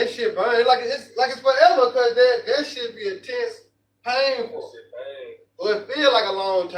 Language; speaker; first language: English; native; English